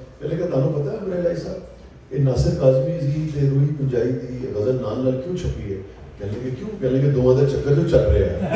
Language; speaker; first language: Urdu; non-native, local second language; Punjabi